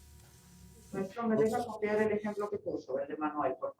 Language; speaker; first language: Spanish; native; Spanish